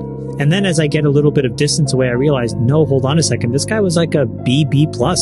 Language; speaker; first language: English; native; English